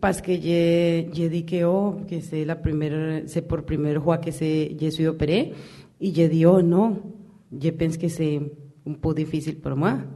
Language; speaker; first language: French; non-native, learner; Spanish